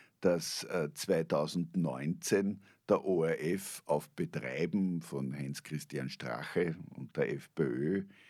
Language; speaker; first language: German; native; German